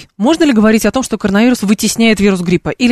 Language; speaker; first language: Russian; native; Russian